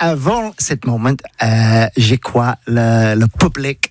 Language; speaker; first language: French; non-native, learner; English